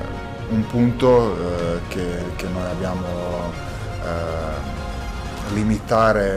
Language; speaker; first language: Italian; non-native, learner; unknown